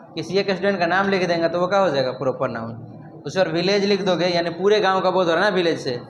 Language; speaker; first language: Hindi; native; Hindi